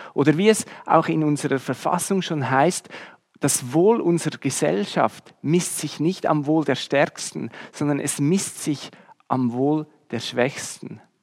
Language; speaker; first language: German; native; German